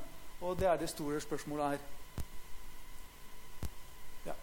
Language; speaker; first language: Norwegian; non-native, fluent; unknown